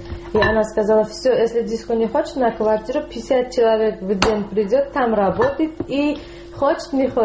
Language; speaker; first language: Russian; non-native, learner; Uzbek